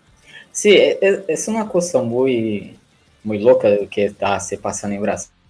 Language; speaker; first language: Spanish; non-native, learner; Portuguese